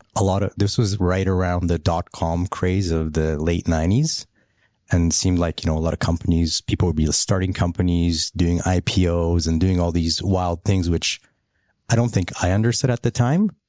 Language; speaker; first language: English; early bilingual, other home language; Polish